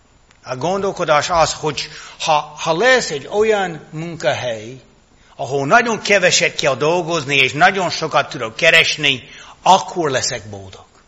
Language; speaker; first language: Hungarian; non-native, fluent; English